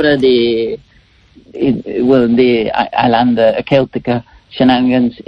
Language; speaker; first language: Spanish; non-native, learner; English